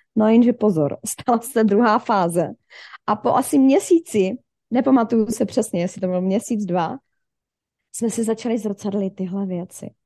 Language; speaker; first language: Czech; native; Czech